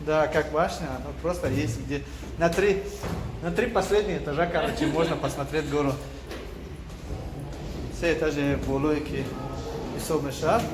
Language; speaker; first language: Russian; non-native, local second language; Tajik